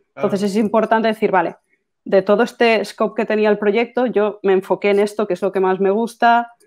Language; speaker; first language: Spanish; native; Spanish